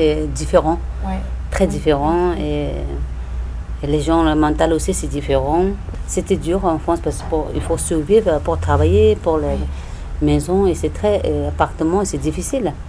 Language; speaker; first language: French; non-native, learner; Tibetan